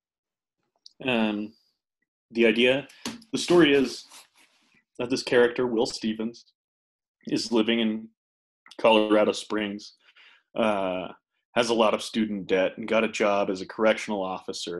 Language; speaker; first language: English; native; English